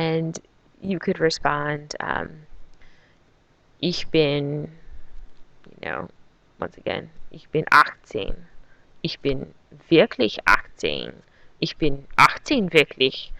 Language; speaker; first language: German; non-native, fluent; English